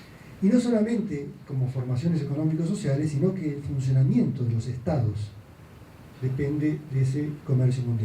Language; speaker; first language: Spanish; native; Spanish